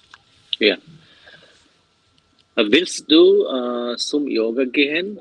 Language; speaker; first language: German; non-native, learner; Bangla